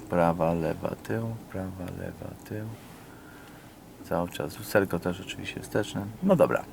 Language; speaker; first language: Polish; native; Polish